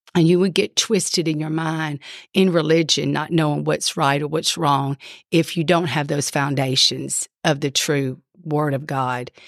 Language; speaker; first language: English; native; English